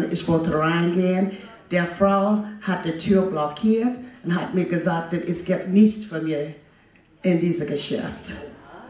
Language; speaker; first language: German; non-native, fluent; English